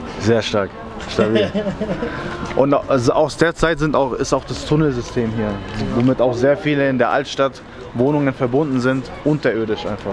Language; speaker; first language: German; native; German